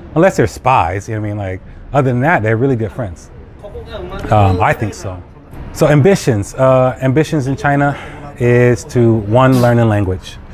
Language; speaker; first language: English; native; English